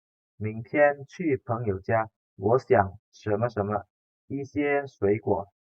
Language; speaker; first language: Chinese; non-native, fluent; Indonesian